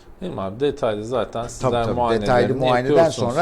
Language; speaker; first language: Turkish; native; Turkish